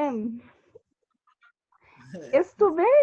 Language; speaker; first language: Portuguese; non-native, learner; Haitian Creole